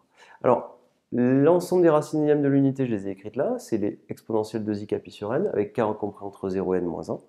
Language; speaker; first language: French; native; French